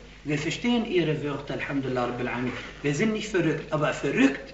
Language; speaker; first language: German; non-native, fluent; Arabic